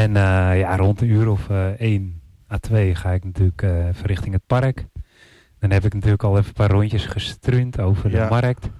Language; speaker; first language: Dutch; native; Dutch